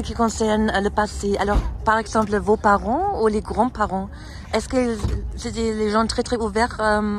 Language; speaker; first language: French; non-native, fluent; German